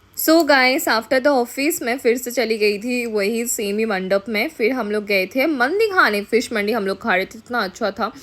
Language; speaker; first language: Hindi; non-native, local second language; Bangla